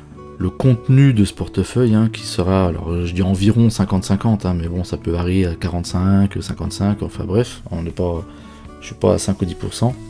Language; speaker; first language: French; native; French